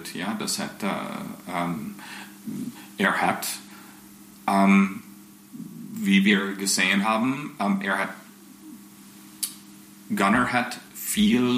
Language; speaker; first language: German; non-native, fluent; English